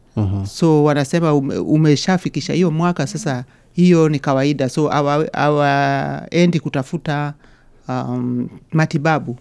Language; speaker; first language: Swahili; non-native, local second language; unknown